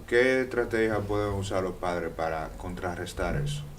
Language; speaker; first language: Spanish; native; Spanish